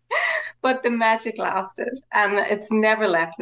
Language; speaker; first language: English; native; English